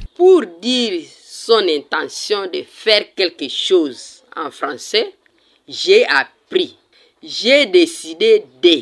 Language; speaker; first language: French; non-native, learner; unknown